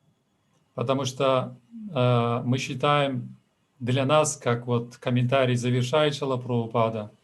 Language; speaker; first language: Russian; native; Russian